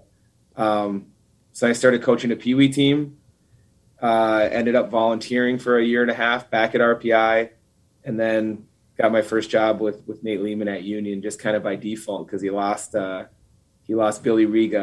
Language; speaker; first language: English; native; English